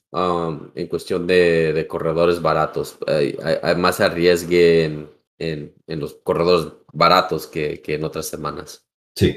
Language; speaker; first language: Spanish; early bilingual, heritage; Spanish